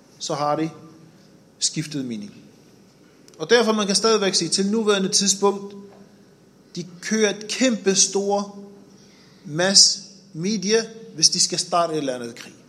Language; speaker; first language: Danish; non-native, fluent; Arabic